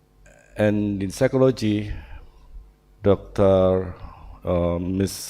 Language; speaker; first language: English; non-native, learner; Indonesian